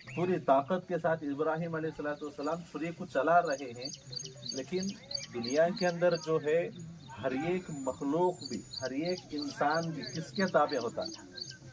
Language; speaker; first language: Urdu; native; Urdu